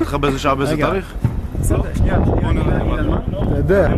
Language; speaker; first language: Hebrew; native; Hebrew